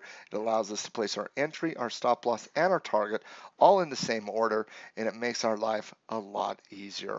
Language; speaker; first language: English; native; English